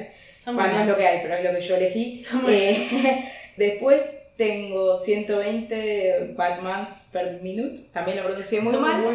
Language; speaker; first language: Spanish; native; Spanish